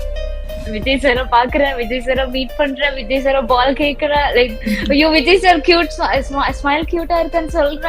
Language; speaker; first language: Tamil; non-native, local second language; Telugu